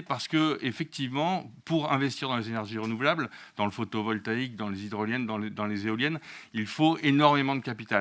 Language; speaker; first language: French; native; French